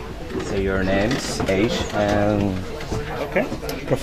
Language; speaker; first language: English; non-native, learner; Portuguese